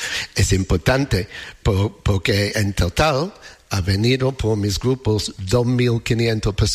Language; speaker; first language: Spanish; non-native, learner; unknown